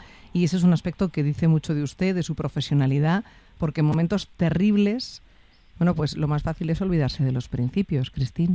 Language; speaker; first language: Spanish; native; Spanish